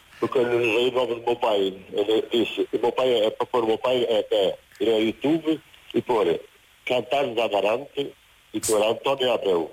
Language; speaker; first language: Portuguese; native; Portuguese